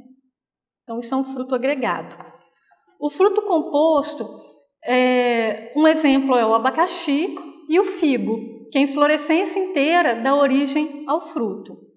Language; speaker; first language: Portuguese; native; Portuguese